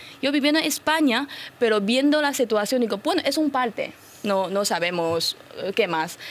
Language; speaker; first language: Spanish; non-native, fluent; Chinese